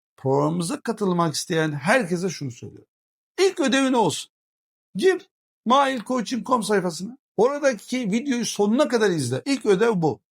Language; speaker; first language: Turkish; early bilingual, heritage; Turkish